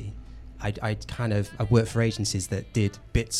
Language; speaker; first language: English; native; English